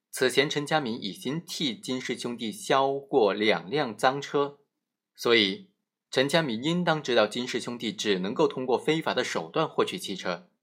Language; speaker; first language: Chinese; native; Chinese